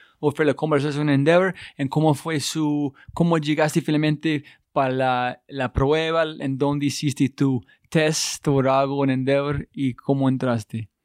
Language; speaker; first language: Spanish; non-native, learner; English